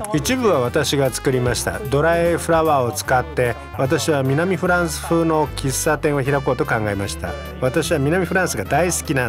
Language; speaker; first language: Japanese; non-native, fluent; Chinese